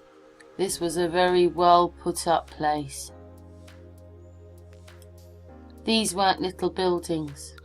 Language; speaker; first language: English; native; English